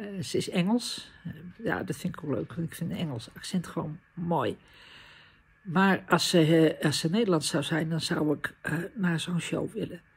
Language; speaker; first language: Dutch; native; Dutch